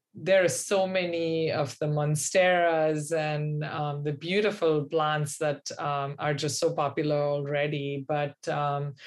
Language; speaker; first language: English; non-native, local second language; Hindi